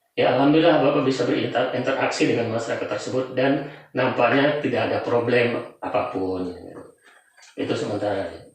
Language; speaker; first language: Indonesian; non-native, local second language; Javanese